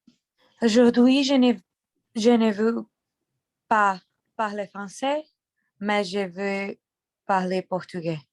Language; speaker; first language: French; non-native, learner; Portuguese